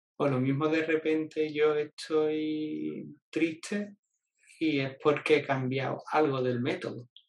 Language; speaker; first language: Spanish; native; Spanish